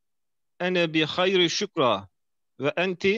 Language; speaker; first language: Arabic; non-native, learner; Turkish